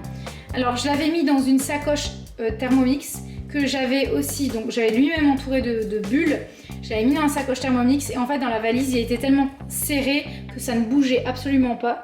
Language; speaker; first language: French; native; French